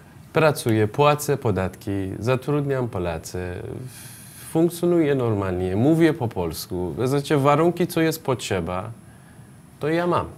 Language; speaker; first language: Polish; non-native, learner; Persian